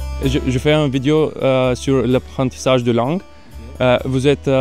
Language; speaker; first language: French; non-native, learner; Bulgarian